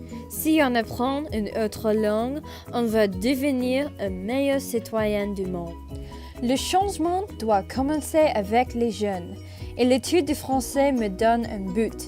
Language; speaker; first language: French; non-native, fluent; English